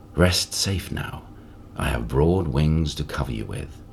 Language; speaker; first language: English; non-native, fluent; Norwegian